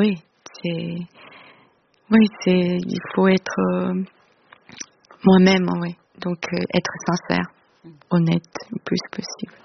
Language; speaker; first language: French; non-native, fluent; Korean